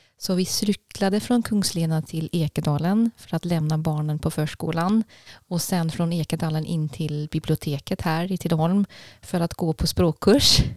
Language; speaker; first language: Swedish; non-native, fluent; German